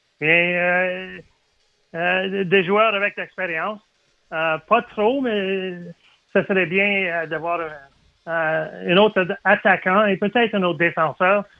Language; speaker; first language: French; non-native, learner; English